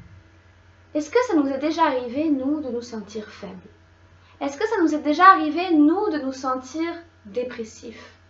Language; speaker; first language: French; native; French